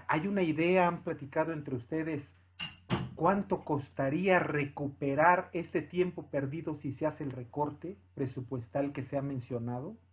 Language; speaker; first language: Spanish; native; Spanish